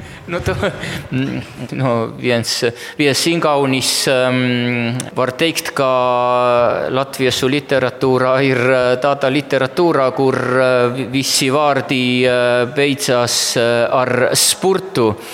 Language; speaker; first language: Latvian; non-native, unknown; Estonian